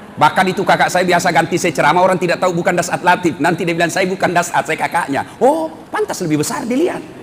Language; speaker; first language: Indonesian; non-native, local second language; Buginese